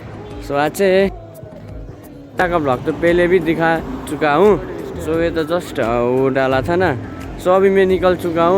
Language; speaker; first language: Hindi; non-native, local second language; Nepali